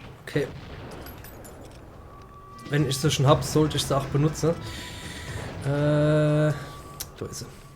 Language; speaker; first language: German; native; German